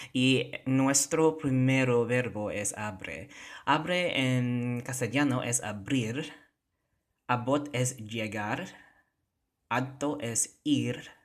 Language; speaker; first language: Spanish; non-native, fluent; Cebuano